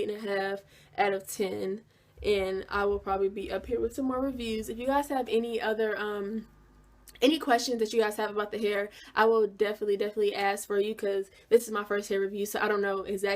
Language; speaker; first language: English; native; English